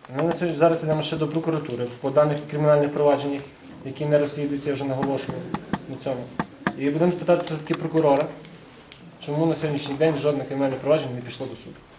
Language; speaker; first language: Ukrainian; native; Ukrainian